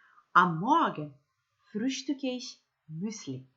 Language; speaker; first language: German; non-native, fluent; Macedonian